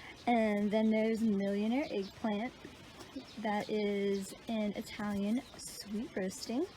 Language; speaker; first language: English; native; English